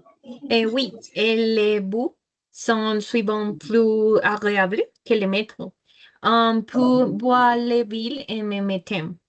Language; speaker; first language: French; non-native, learner; Spanish